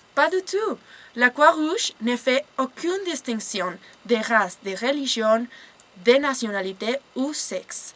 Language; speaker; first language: French; non-native, learner; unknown